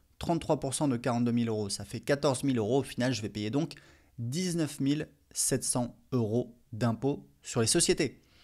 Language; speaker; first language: French; native; French